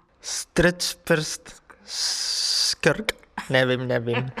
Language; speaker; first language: Czech; non-native, learner; Spanish